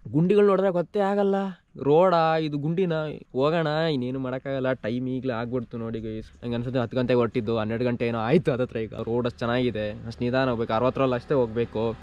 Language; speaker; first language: Kannada; non-native, local second language; Malayalam